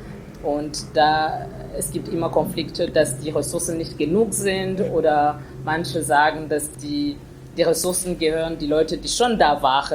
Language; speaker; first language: German; non-native, fluent; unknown